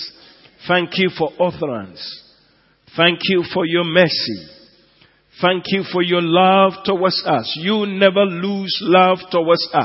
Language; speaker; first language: English; non-native, local second language; Igbo